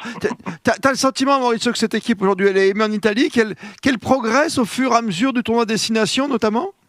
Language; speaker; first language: French; native; French